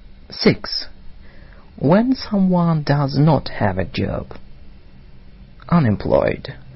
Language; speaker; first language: English; non-native, fluent; Russian